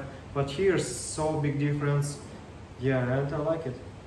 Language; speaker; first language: English; non-native, learner; Russian